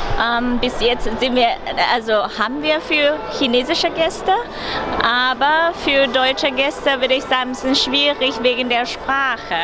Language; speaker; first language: German; non-native, fluent; Chinese